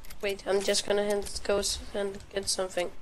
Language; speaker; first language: English; non-native, fluent; Danish